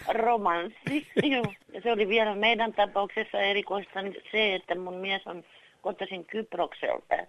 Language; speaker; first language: Finnish; native; Finnish